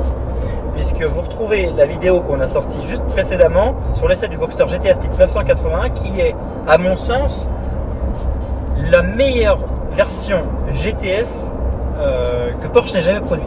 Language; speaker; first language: French; native; French